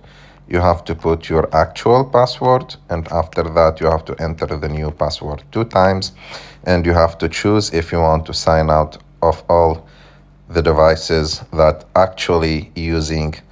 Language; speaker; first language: English; non-native, fluent; French